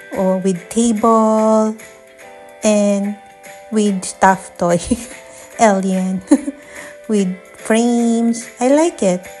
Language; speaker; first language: English; non-native, local second language; Filipino